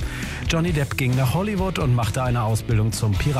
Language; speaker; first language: German; native; German